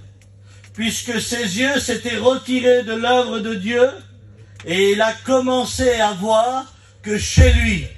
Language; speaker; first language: French; native; French